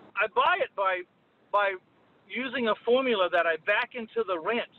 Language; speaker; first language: English; native; English